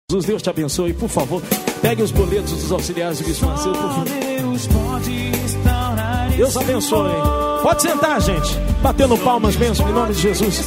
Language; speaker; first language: Portuguese; native; Portuguese